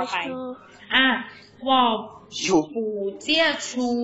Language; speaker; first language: Chinese; non-native, fluent; Thai